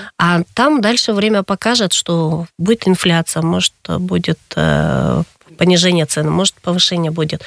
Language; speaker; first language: Russian; non-native, local second language; Kyrgyz